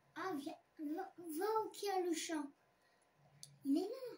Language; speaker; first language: French; native; French